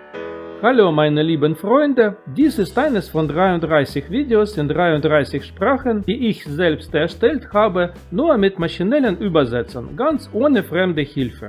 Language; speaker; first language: German; non-native, fluent; Russian